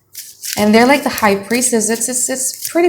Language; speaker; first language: English; non-native, fluent; Indonesian